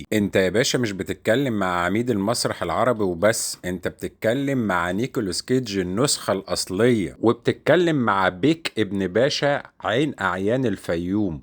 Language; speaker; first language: Arabic; native; Arabic